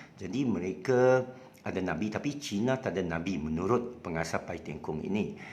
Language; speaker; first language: Malay; non-native, local second language; Chinese